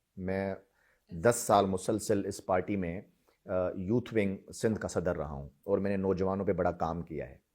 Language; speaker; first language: Urdu; non-native, local second language; Sindhi